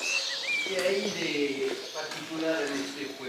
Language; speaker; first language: Spanish; non-native, learner; French